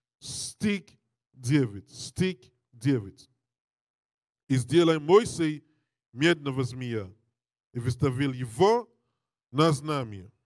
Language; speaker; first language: Russian; non-native, learner; English